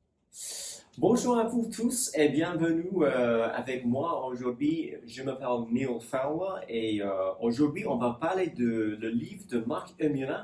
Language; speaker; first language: French; non-native, fluent; English